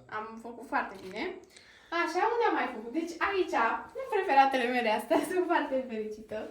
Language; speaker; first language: Romanian; native; Romanian